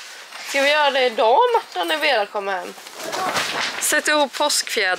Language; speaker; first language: Swedish; native; Swedish